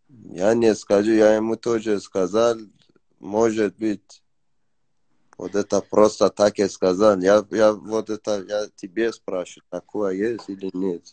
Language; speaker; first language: Russian; non-native, learner; Persian